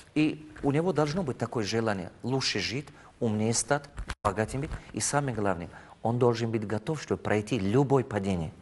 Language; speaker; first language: Russian; non-native, fluent; Tajik